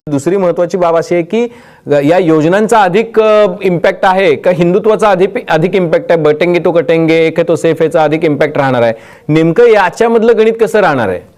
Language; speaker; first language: Marathi; native; Marathi